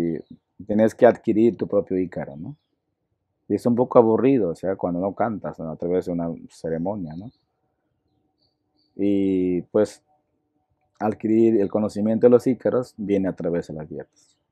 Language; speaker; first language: Spanish; non-native, local second language; Shipibo-Conibo